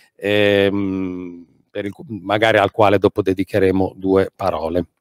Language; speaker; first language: Italian; native; Italian